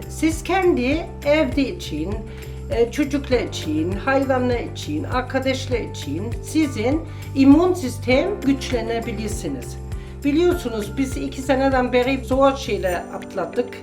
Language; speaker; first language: Turkish; non-native, learner; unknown